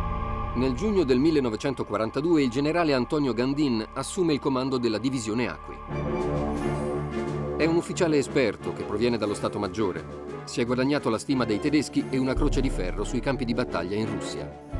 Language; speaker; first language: Italian; native; Italian